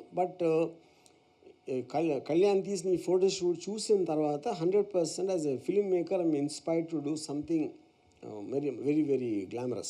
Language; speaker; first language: Telugu; native; Telugu